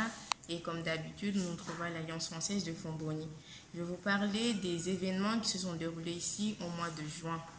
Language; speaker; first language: French; non-native, local second language; Comorian